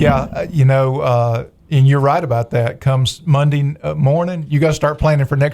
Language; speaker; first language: English; native; English